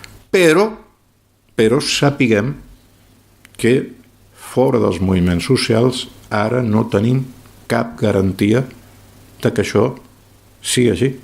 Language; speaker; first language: Catalan; native; Catalan